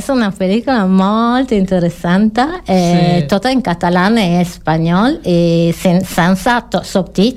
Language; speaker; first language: Catalan; non-native, learner; Italian